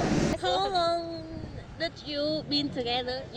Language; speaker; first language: English; non-native, learner; Vietnamese